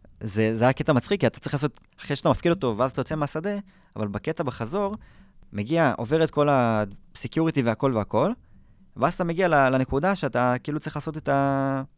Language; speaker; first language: Hebrew; native; Hebrew